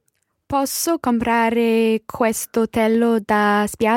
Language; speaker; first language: Italian; non-native, learner; English